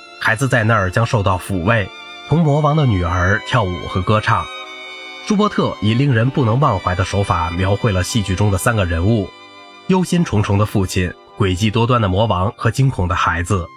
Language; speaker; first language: Chinese; native; Chinese